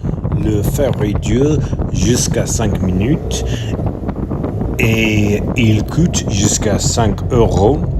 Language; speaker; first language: French; non-native, learner; English